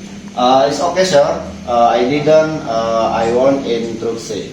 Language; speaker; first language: English; non-native, learner; Indonesian